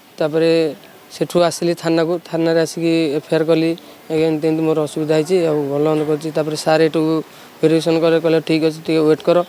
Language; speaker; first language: Odia; native; Odia